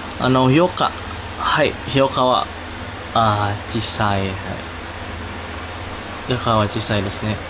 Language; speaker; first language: Japanese; non-native, learner; Indonesian